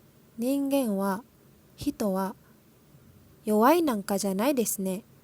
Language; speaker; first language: Japanese; non-native, learner; Malay